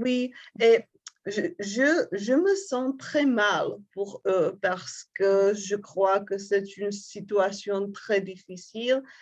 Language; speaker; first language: French; non-native, fluent; Czech